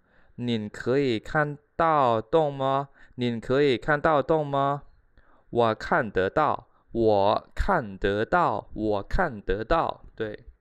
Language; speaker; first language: Chinese; non-native, fluent; Khmer